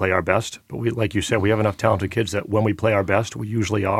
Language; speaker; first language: English; native; English